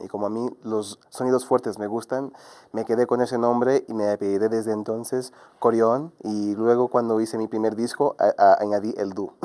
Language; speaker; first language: Spanish; non-native, fluent; Portuguese